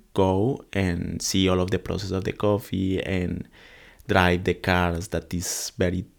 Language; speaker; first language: English; non-native, learner; Spanish